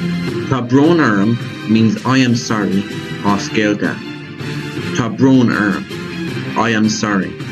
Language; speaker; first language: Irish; non-native, learner; English